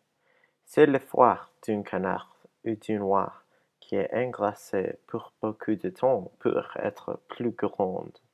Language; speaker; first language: French; non-native, learner; English